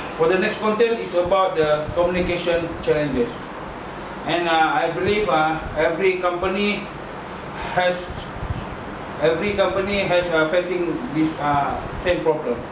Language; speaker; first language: English; non-native, learner; Malay